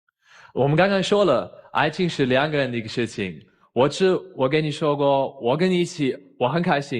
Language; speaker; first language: Chinese; non-native, fluent; German